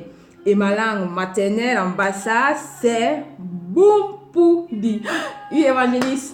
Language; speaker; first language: French; non-native, local second language; Basaa